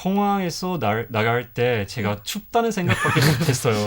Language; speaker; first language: Korean; non-native, fluent; English